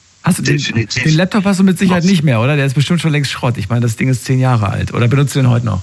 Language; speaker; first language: German; native; German